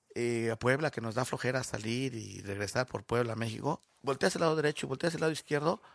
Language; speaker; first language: Spanish; native; Spanish